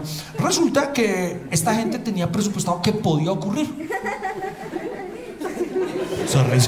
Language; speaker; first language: Spanish; native; Spanish